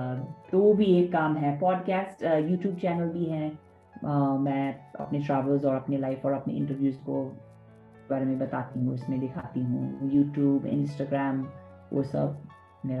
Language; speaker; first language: Hindi; non-native, fluent; English